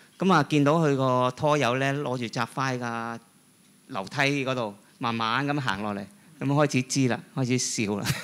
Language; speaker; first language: Cantonese; native; Cantonese